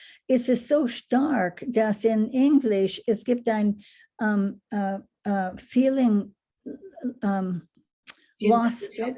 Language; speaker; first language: German; non-native, learner; English